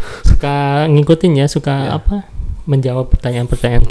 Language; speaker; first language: Indonesian; native; Indonesian